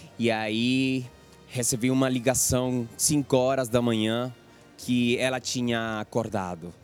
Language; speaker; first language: Portuguese; non-native, fluent; Spanish